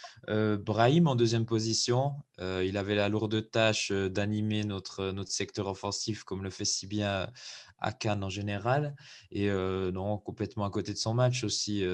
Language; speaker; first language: French; native; French